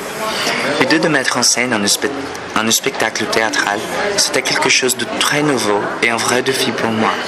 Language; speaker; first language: French; non-native, fluent; Portuguese